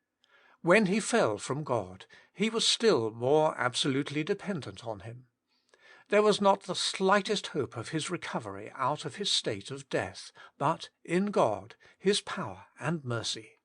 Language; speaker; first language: English; native; English